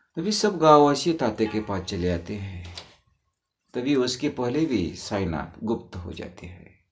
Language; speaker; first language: Hindi; non-native, local second language; Marathi